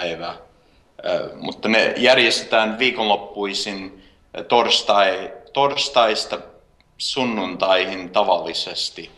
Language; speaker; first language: Finnish; early bilingual, heritage; Finnish